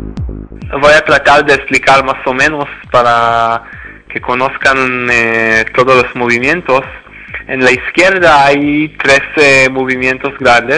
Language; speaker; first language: Spanish; non-native, fluent; Hebrew